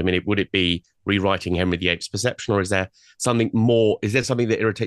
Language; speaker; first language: English; native; English